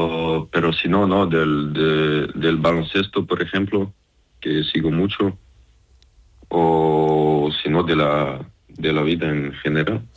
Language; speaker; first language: Spanish; non-native, learner; Serbian